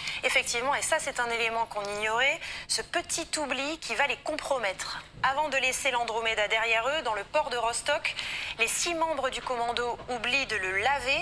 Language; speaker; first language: French; native; French